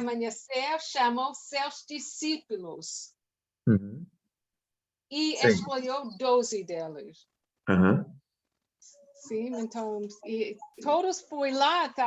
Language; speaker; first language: Portuguese; non-native, learner; English